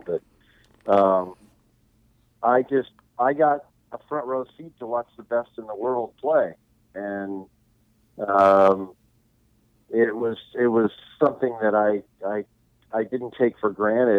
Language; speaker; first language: English; native; English